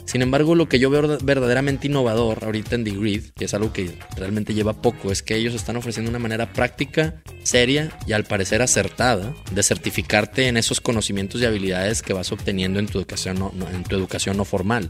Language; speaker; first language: Spanish; native; Spanish